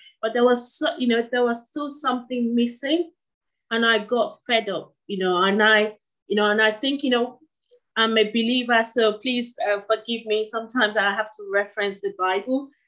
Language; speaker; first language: English; non-native, local second language; Yoruba